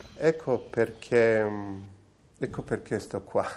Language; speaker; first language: Italian; non-native, fluent; Persian